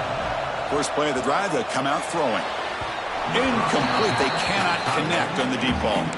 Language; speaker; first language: English; native; English